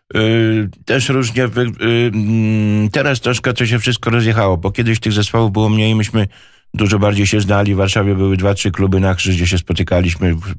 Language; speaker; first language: Polish; native; Polish